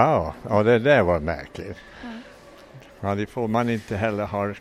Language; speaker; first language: Swedish; non-native, fluent; English